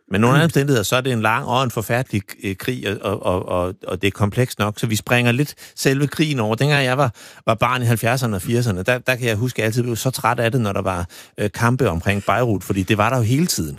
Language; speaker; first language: Danish; native; Danish